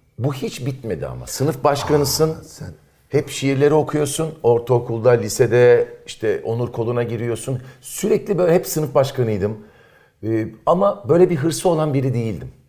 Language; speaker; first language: Turkish; native; Turkish